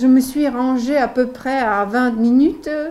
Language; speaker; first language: French; non-native, learner; Ukrainian